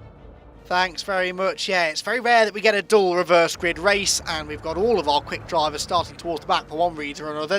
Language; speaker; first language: English; native; English